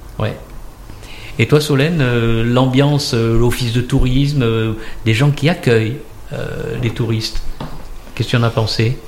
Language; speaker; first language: French; native; French